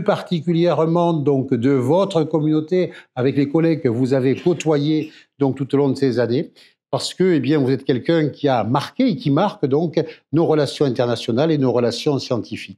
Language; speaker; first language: French; native; French